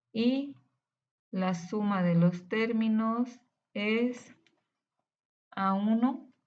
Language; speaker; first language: Spanish; native; Spanish